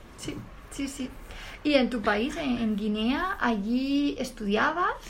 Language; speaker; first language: Spanish; native; Spanish